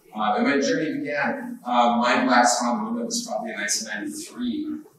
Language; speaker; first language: English; native; English